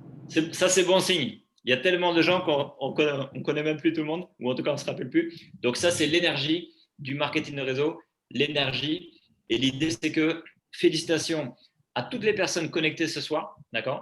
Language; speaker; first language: French; native; French